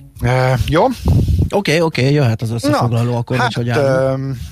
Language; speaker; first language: Hungarian; native; Hungarian